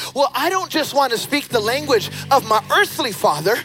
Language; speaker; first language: English; early bilingual, other home language; Spanish